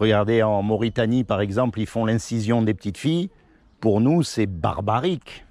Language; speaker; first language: French; native; French